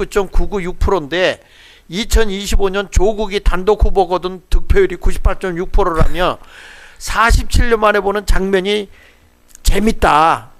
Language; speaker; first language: Korean; native; Korean